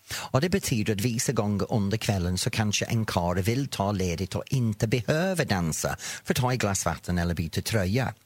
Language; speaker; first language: Swedish; non-native, fluent; English